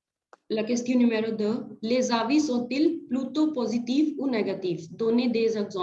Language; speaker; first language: French; non-native, fluent; Hindi